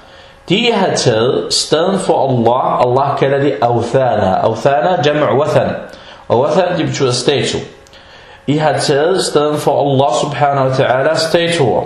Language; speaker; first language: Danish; early bilingual, other home language; Arabic